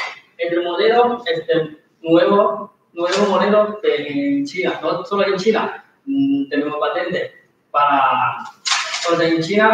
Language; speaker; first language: Spanish; non-native, learner; Chinese